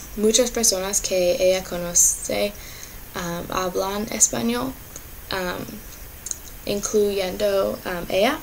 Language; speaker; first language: Spanish; non-native, learner; English